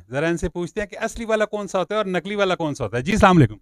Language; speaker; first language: Urdu; non-native, local second language; Pahari-Potwari